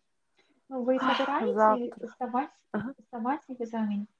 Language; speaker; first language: Russian; non-native, learner; Korean